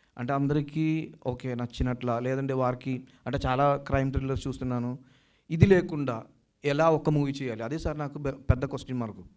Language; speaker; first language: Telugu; non-native, local second language; Malayalam